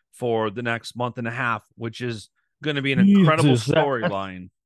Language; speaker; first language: English; native; English